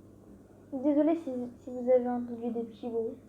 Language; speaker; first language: French; native; French